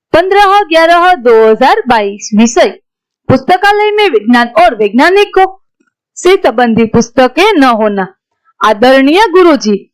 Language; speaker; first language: Hindi; non-native, local second language; Gujarati